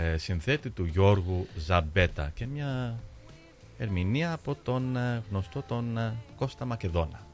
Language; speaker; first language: Greek; early bilingual, other home language; English